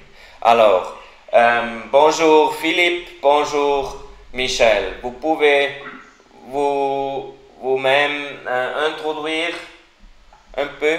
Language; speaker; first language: French; non-native, learner; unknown